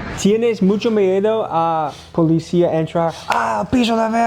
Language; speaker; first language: Spanish; non-native, learner; English